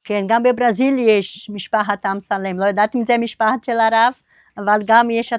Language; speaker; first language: Hebrew; non-native, fluent; Portuguese